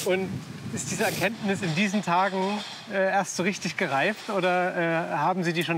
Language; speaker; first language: German; native; German